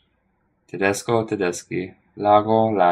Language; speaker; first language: Italian; non-native, learner; English